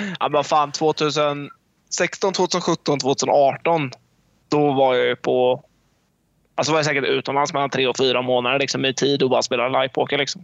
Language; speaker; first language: Swedish; native; Swedish